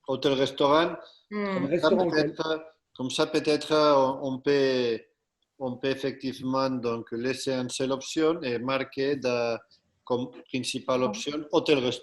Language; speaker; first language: French; non-native, fluent; Catalan